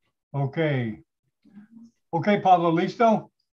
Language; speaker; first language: Spanish; non-native, learner; English